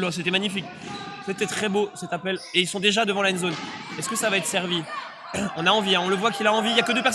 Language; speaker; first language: French; native; French